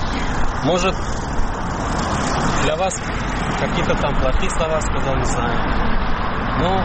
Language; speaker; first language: Russian; non-native, learner; Tajik